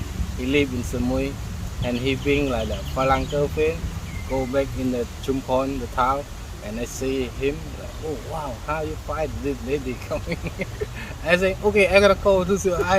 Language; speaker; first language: English; non-native, learner; Thai